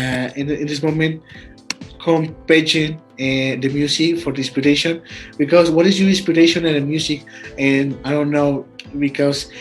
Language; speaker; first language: English; non-native, learner; Spanish